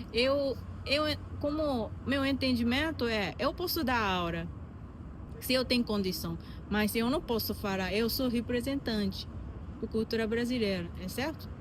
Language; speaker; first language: Portuguese; non-native, fluent; Japanese